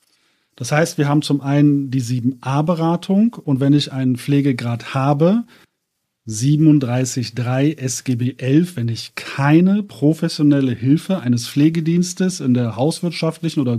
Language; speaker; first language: German; native; German